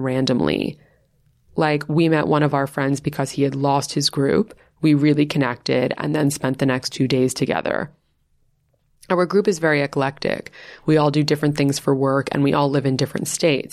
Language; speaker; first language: English; native; English